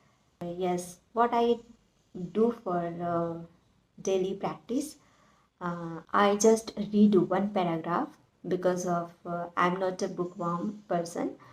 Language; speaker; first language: English; non-native, learner; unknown